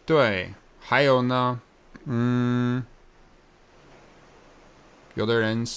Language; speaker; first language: Chinese; non-native, fluent; English